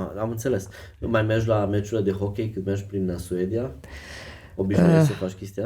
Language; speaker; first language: Romanian; native; Romanian